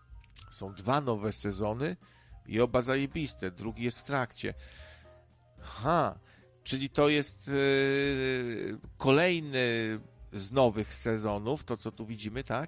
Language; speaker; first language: Polish; native; Polish